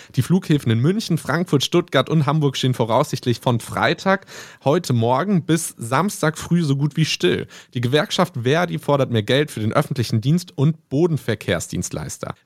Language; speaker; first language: German; native; German